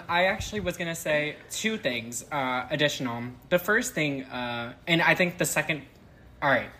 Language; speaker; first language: English; native; English